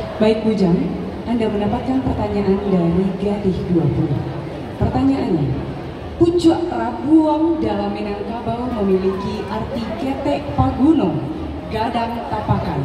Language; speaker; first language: Indonesian; non-native, local second language; Minangkabau